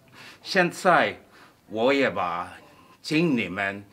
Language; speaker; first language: Chinese; non-native, learner; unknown